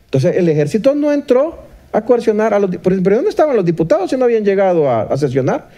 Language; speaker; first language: Spanish; native; Spanish